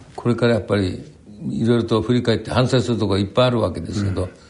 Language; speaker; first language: Japanese; native; Japanese